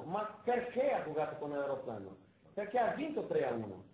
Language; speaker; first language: Italian; non-native, fluent; Portuguese